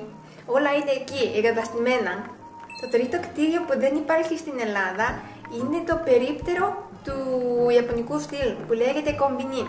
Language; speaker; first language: Greek; non-native, fluent; Japanese